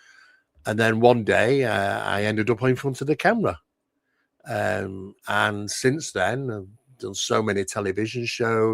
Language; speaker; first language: English; native; English